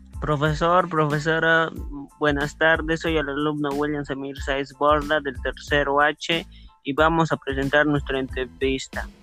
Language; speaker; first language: Spanish; native; Spanish